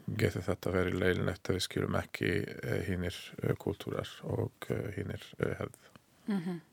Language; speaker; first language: Icelandic; non-native, learner; Hungarian